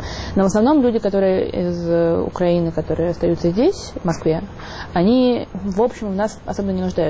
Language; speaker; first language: Russian; native; Russian